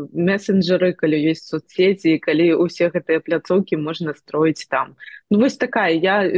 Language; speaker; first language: Belarusian; non-native, local second language; Russian